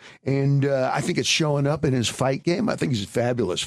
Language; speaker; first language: English; native; English